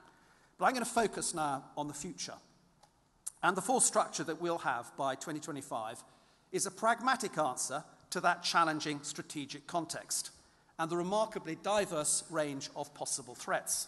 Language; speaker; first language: English; native; English